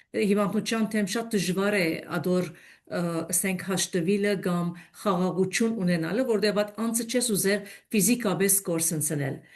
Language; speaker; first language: Armenian; native; Armenian